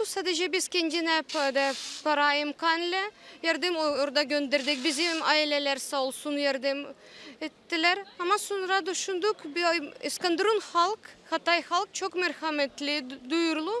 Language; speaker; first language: Turkish; non-native, fluent; Ukrainian